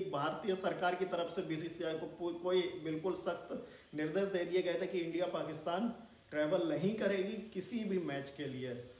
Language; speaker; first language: Hindi; native; Hindi